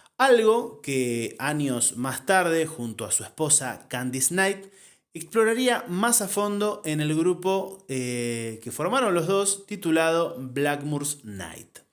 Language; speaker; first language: Spanish; native; Spanish